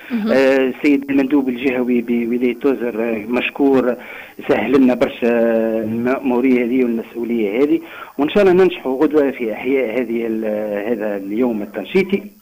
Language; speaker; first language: Arabic; native; Arabic